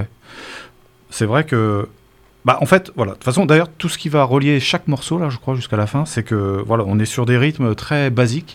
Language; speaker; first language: French; native; French